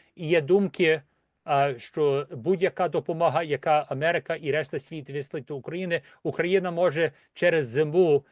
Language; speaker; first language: Ukrainian; early bilingual, heritage; Ukrainian